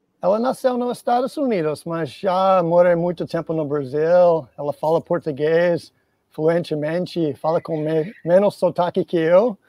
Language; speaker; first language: Portuguese; non-native, fluent; English